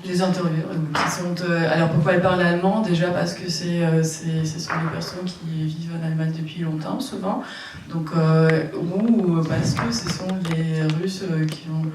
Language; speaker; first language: French; non-native, fluent; Russian